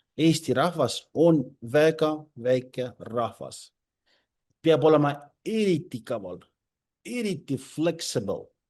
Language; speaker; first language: Estonian; non-native, local second language; Russian